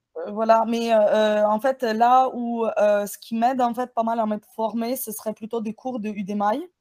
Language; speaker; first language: French; non-native, fluent; Ukrainian